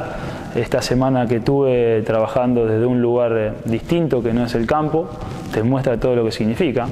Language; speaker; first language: Spanish; native; Spanish